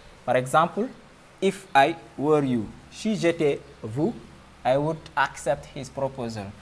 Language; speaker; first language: English; non-native, fluent; Wolof